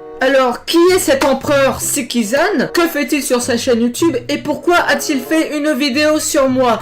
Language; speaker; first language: French; native; French